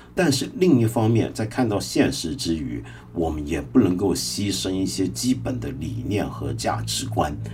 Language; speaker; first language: Chinese; non-native, local second language; Cantonese